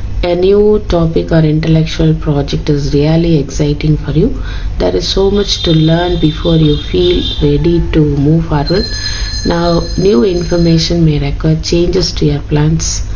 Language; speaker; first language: English; non-native, local second language; Tamil